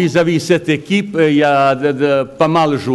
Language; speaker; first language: French; non-native, fluent; Bosnian